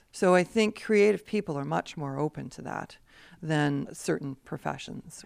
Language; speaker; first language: English; native; English